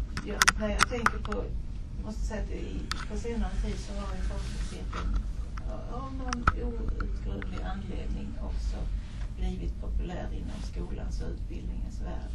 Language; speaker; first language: Swedish; native; Swedish